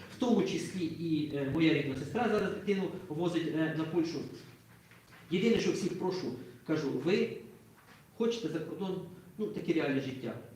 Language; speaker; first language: Ukrainian; native; Ukrainian